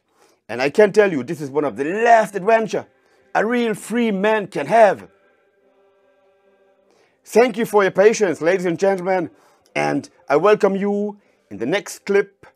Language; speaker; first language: English; non-native, fluent; German